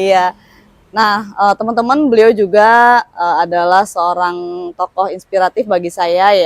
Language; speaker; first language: Indonesian; native; Indonesian